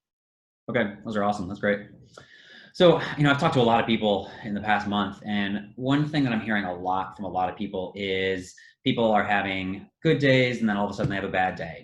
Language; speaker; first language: English; native; English